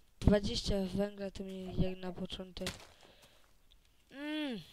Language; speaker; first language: Polish; native; Polish